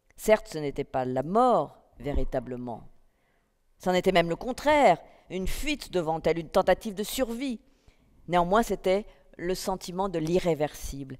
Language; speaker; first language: French; native; French